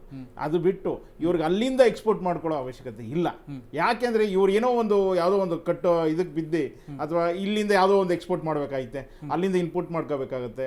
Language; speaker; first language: Kannada; native; Kannada